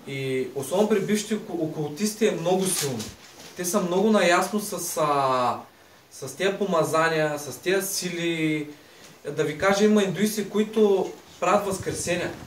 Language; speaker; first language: Bulgarian; native; Bulgarian